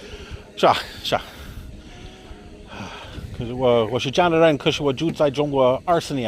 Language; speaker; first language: Chinese; non-native, learner; English